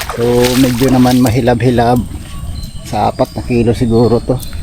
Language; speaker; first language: Filipino; native; Filipino